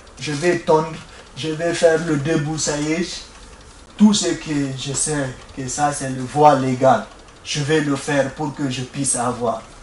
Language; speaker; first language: French; non-native, local second language; Fula